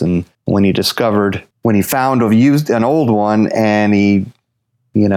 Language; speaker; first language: English; native; English